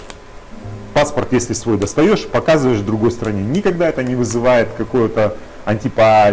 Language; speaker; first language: Russian; native; Russian